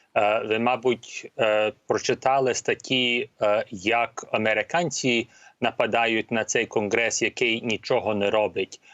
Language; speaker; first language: Ukrainian; early bilingual, heritage; Ukrainian